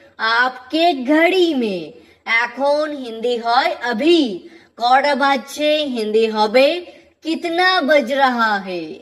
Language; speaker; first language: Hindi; non-native, fluent; Bangla